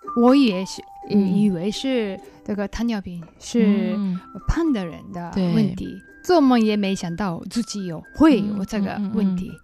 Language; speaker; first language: Chinese; non-native, learner; Japanese